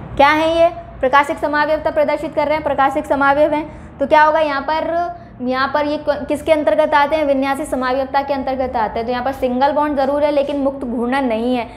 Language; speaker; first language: Hindi; native; Hindi